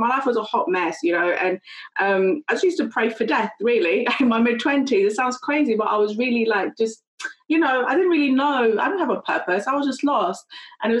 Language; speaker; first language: English; native; English